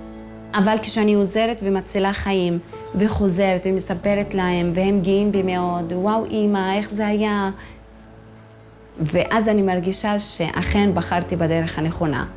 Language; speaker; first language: Hebrew; non-native, local second language; Arabic